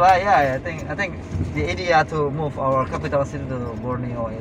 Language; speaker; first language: English; non-native, learner; Indonesian